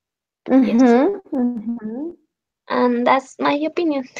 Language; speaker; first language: English; non-native, learner; Spanish